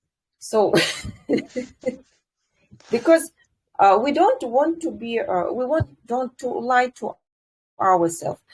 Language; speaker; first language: English; non-native, fluent; Russian